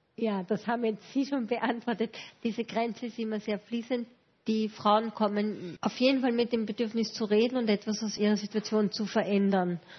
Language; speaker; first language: German; native; German